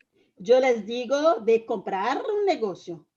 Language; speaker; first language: Spanish; non-native, fluent; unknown